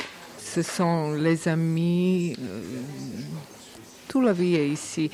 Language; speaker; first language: French; non-native, learner; Bosnian